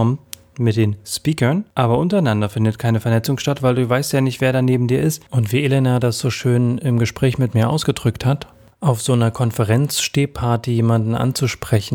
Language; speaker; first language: German; native; German